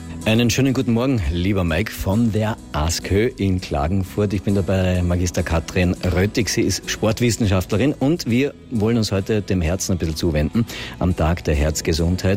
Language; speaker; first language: German; native; German